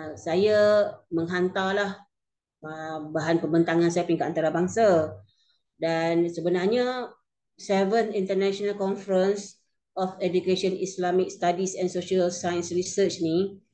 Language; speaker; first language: Malay; native; Malay